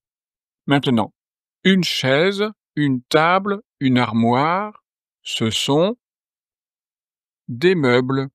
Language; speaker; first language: French; native; French